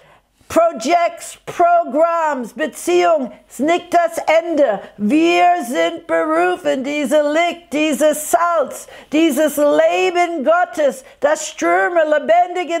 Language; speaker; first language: German; non-native, fluent; English